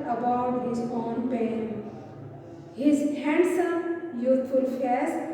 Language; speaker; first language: English; non-native, local second language; Hindi